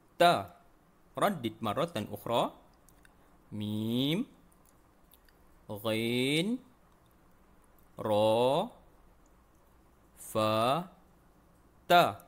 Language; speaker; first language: Arabic; non-native, fluent; Malay